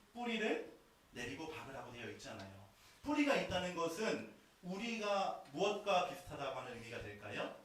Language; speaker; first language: Korean; native; Korean